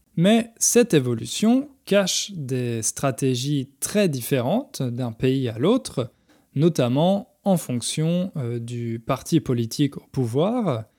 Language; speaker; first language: French; native; French